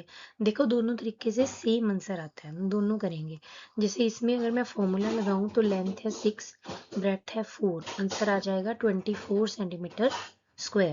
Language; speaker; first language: Hindi; native; Hindi